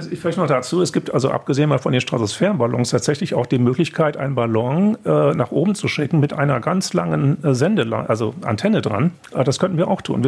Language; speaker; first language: German; native; German